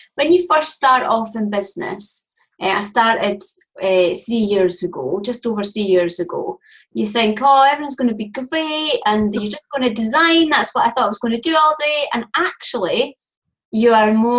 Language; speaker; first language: English; native; English